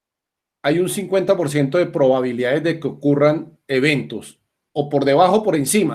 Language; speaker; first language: Spanish; native; Spanish